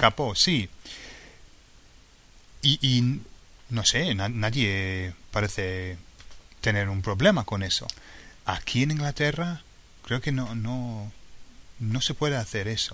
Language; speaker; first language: Spanish; non-native, fluent; English